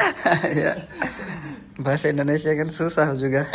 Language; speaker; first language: Indonesian; non-native, learner; Urdu